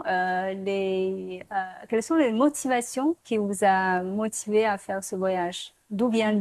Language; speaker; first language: French; non-native, fluent; Chinese